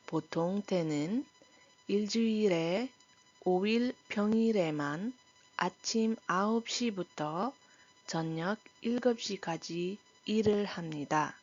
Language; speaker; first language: Korean; non-native, fluent; Iloko